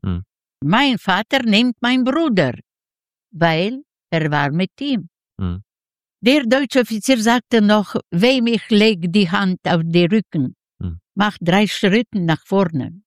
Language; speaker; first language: German; non-native, fluent; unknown